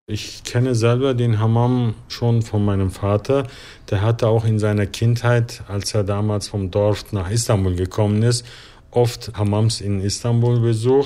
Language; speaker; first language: German; early bilingual, other home language; Turkish